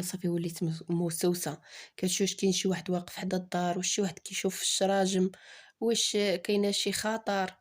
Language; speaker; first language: Arabic; native; Arabic